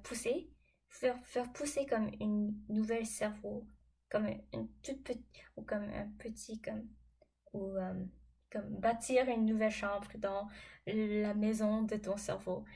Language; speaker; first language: French; non-native, fluent; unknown